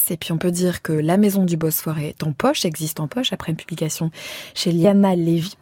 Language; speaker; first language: French; native; French